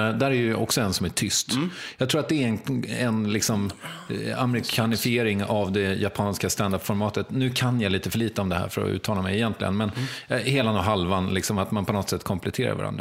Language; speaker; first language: Swedish; native; Swedish